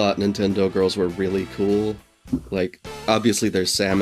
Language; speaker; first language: English; native; English